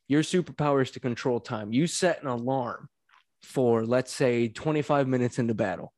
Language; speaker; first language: English; native; English